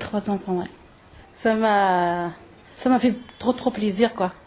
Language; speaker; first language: French; early bilingual, other home language; Arabic